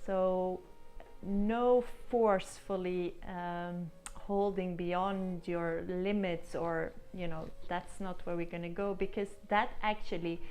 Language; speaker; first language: English; non-native, fluent; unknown